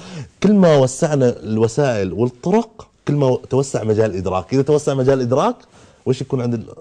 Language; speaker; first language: Arabic; native; Arabic